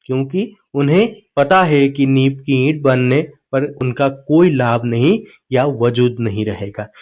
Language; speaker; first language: Hindi; non-native, local second language; Assamese